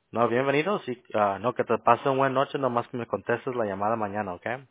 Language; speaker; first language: Spanish; native; Spanish